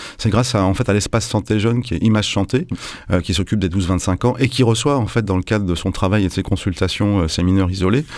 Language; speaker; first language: French; native; French